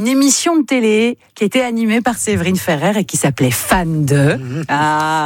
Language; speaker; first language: French; native; French